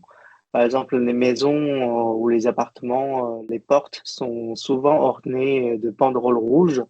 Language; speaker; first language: French; non-native, fluent; Chinese